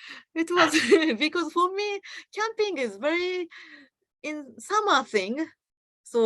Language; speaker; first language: English; non-native, learner; Japanese